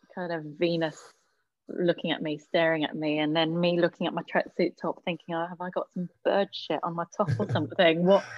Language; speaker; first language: English; native; English